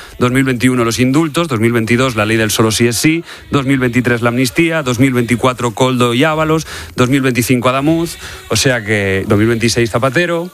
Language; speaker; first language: Spanish; native; Spanish